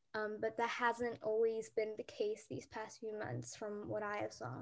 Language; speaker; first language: English; early bilingual, other home language; Korean